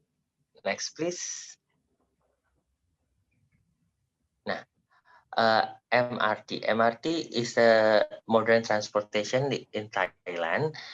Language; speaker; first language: English; non-native, learner; Indonesian